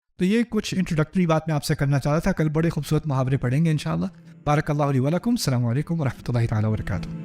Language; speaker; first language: Urdu; early bilingual, heritage; Urdu